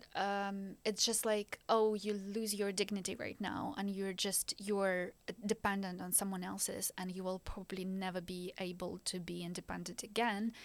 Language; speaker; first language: English; non-native, fluent; Ukrainian